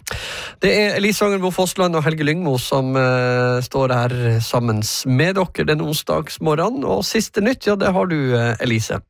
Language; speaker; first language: Norwegian; native; Norwegian